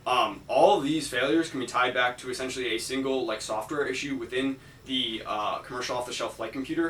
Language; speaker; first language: English; native; English